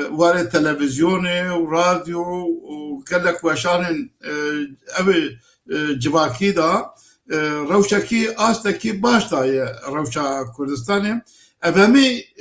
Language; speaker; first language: Kurdish; native; Kurdish